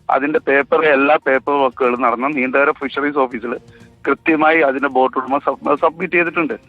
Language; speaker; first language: Malayalam; native; Malayalam